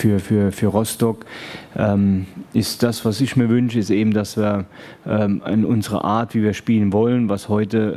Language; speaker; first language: German; native; German